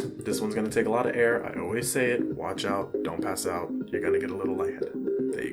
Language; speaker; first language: English; native; English